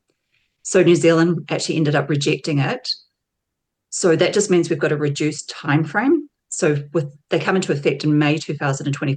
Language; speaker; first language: English; native; English